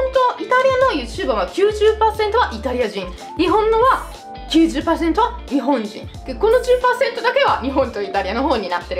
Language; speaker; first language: Japanese; non-native, fluent; Italian